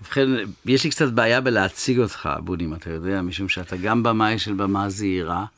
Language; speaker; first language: Hebrew; early bilingual, other home language; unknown